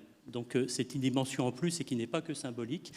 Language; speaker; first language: French; native; French